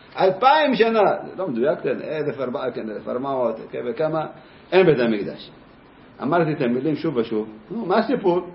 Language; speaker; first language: Hebrew; native; Hebrew